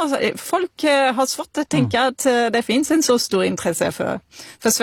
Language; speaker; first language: Swedish; non-native, fluent; French